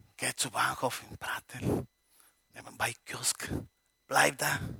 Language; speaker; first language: German; non-native, learner; Spanish